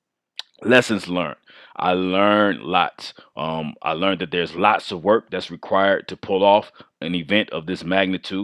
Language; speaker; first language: English; native; English